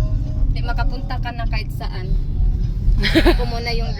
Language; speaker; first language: Filipino; non-native, local second language; Cebuano